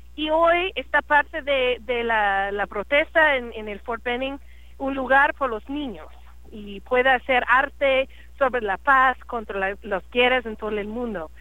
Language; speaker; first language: Spanish; non-native, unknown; English